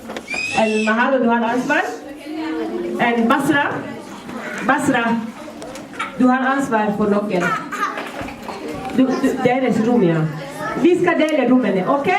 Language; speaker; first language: Norwegian; non-native, fluent; Somali